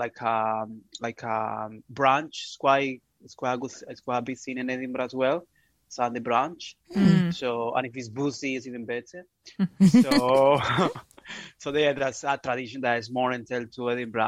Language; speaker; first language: English; non-native, fluent; Spanish